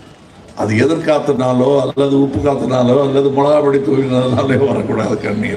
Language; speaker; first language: Tamil; native; Tamil